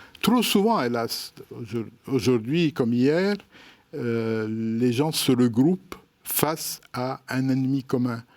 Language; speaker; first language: French; non-native, local second language; Arabic